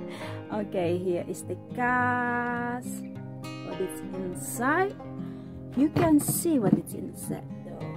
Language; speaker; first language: English; non-native, learner; Indonesian